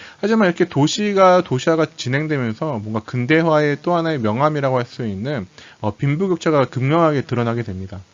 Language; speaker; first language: Korean; native; Korean